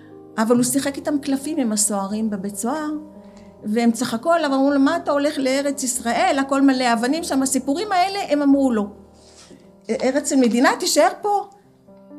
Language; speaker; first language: Hebrew; early bilingual, other home language; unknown